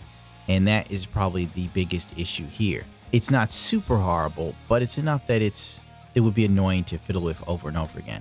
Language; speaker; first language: English; native; English